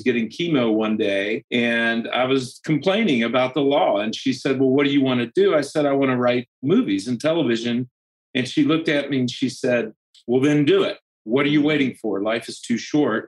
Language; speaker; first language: English; native; English